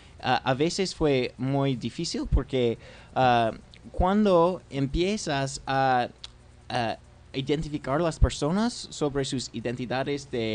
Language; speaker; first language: Spanish; non-native, learner; English